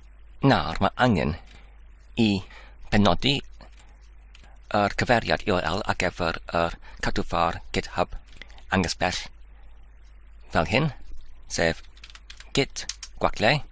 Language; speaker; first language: Welsh; non-native, learner; English